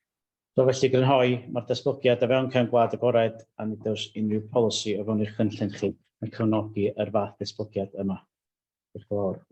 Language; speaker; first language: Welsh; native; Welsh